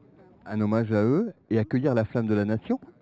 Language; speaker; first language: French; native; French